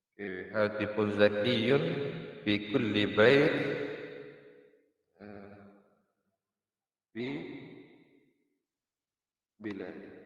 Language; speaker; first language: Arabic; non-native, fluent; Malay